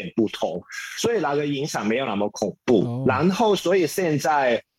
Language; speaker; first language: Chinese; non-native, local second language; Cantonese